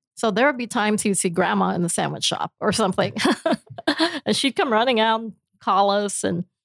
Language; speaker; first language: English; native; English